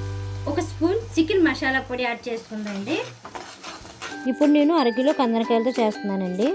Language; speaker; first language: Telugu; native; Telugu